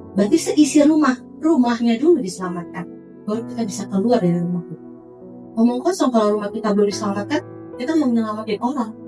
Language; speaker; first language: Indonesian; native; Indonesian